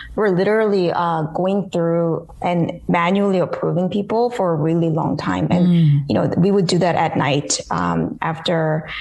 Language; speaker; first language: English; early bilingual, other home language; Korean